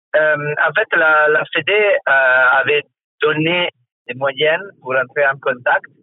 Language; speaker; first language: French; non-native, fluent; Italian